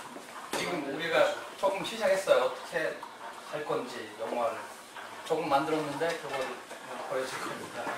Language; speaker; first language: Korean; non-native, fluent; Kyrgyz